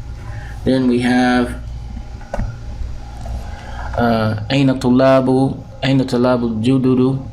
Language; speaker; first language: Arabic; non-native, fluent; English